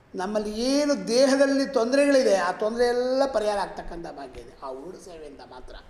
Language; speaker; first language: Kannada; native; Kannada